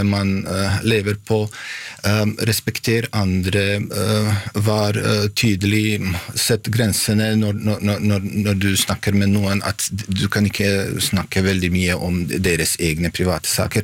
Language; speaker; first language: Norwegian; non-native, fluent; Bosnian